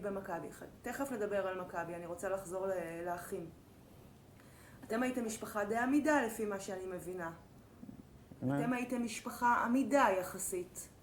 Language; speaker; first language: Hebrew; native; Hebrew